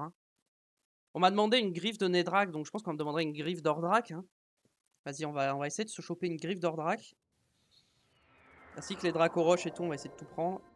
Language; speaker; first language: French; native; French